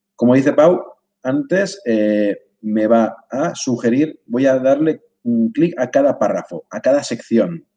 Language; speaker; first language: Spanish; non-native, local second language; Catalan